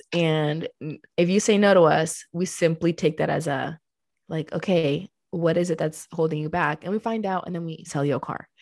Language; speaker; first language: English; early bilingual, other home language; Spanish